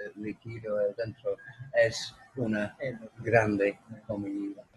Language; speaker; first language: Spanish; non-native, learner; English